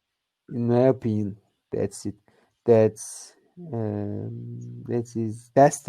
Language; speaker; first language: English; non-native, learner; Turkish